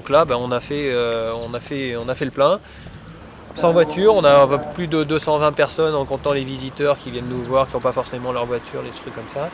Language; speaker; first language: French; native; French